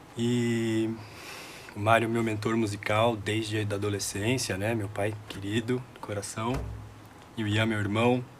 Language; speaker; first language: Portuguese; native; Portuguese